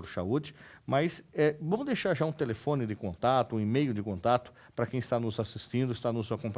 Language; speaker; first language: Portuguese; native; Portuguese